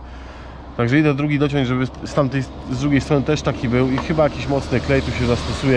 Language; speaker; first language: Polish; native; Polish